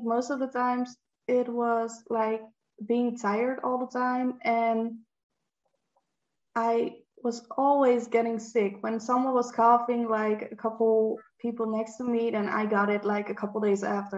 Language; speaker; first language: English; non-native, fluent; Dutch